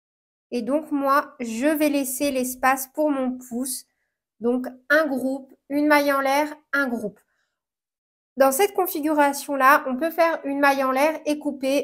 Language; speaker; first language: French; native; French